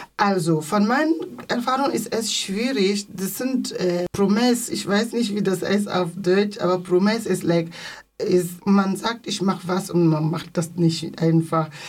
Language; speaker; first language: German; non-native, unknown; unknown